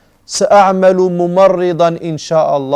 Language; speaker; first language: Arabic; non-native, fluent; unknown